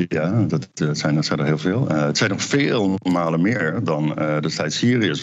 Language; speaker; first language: Dutch; native; Dutch